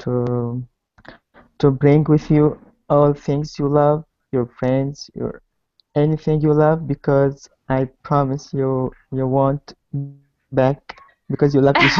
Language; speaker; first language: English; non-native, learner; Arabic